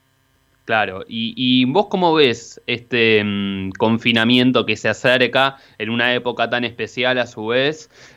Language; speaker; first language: Spanish; native; Spanish